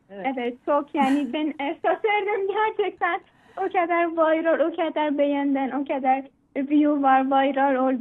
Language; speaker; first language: Turkish; non-native, learner; Persian